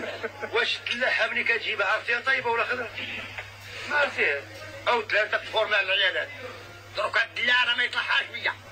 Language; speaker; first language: Arabic; native; Arabic